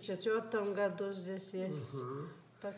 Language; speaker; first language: Russian; non-native, fluent; Latvian